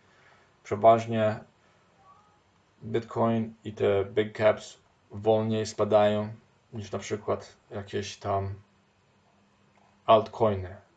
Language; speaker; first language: Polish; early bilingual, heritage; Polish